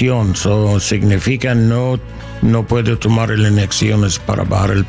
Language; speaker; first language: Spanish; non-native, learner; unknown